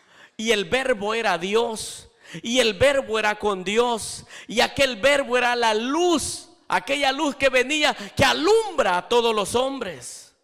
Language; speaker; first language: Spanish; native; Spanish